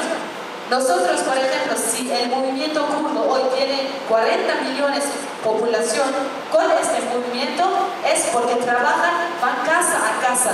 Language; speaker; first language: Spanish; non-native, fluent; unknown